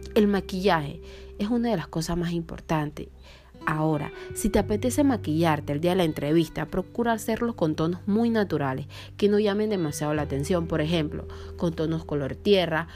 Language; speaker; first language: Spanish; native; Spanish